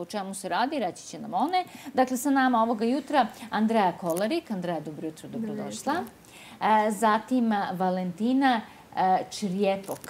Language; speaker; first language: Serbian; native; Serbian